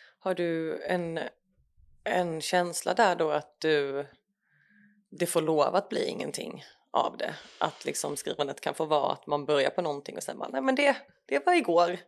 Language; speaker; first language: Swedish; native; Swedish